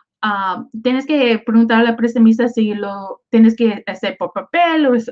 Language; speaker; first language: Spanish; early bilingual, other home language; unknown